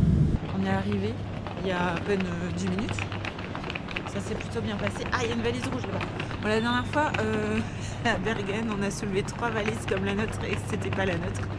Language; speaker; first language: French; native; French